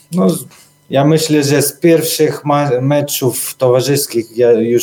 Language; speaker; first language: Polish; non-native, learner; Ukrainian